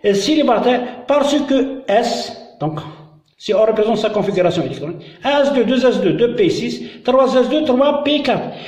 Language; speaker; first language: French; non-native, local second language; Arabic